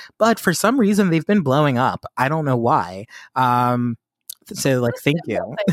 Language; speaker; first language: English; native; English